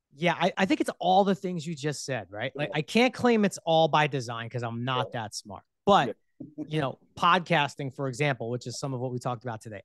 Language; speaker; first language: English; native; English